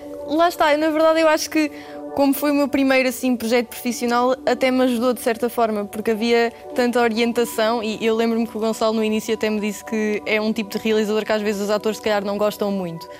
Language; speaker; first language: Portuguese; native; Portuguese